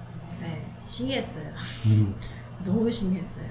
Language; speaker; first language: Korean; non-native, learner; Filipino